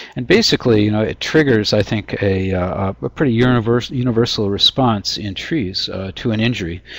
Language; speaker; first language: English; native; English